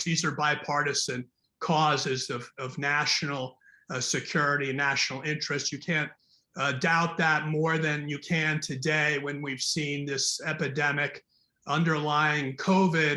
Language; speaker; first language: English; native; English